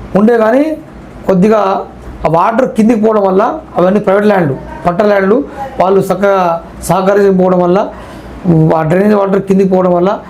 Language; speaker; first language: Telugu; non-native, local second language; Lambadi